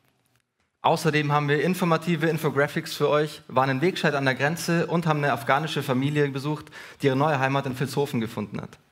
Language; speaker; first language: German; native; German